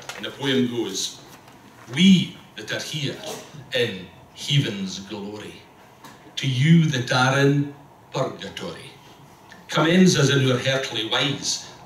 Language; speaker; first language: English; native; English